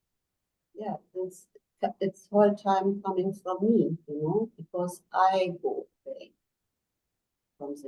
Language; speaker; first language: English; non-native, learner; German